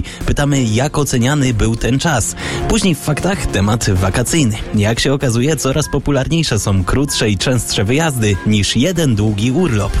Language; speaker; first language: Polish; native; Polish